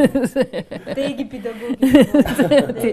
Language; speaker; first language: Danish; non-native, learner; Russian